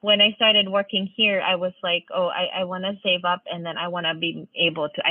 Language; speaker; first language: English; non-native, local second language; Filipino